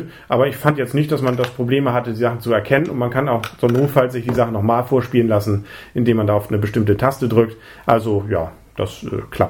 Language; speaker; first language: German; native; German